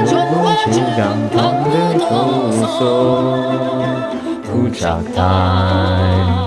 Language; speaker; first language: Kyrgyz; non-native, learner; English